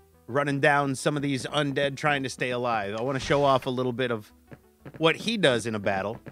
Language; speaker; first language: English; native; English